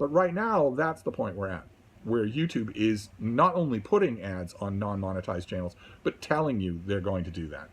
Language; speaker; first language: English; native; English